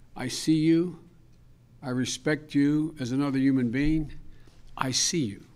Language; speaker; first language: English; native; English